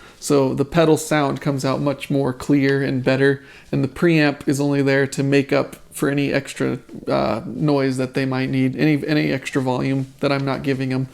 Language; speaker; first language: English; native; English